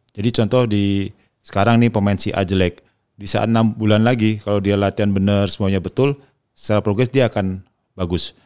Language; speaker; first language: Indonesian; native; Indonesian